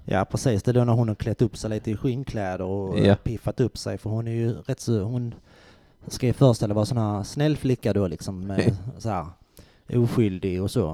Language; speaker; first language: Swedish; native; Swedish